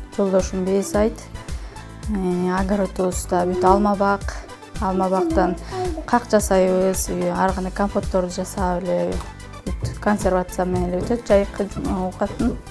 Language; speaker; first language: Kyrgyz; native; Kyrgyz